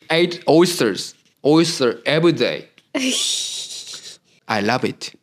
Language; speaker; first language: English; non-native, learner; Japanese